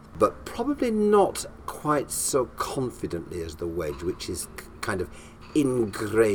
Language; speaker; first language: English; native; English